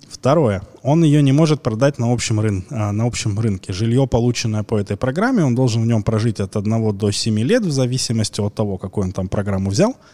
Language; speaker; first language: Russian; native; Russian